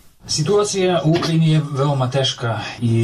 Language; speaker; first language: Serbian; non-native, fluent; Ukrainian